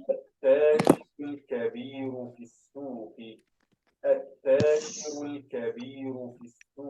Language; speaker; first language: Arabic; non-native, learner; Urdu